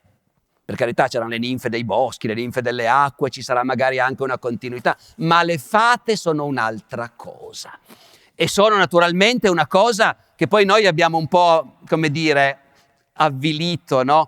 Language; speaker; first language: Italian; native; Italian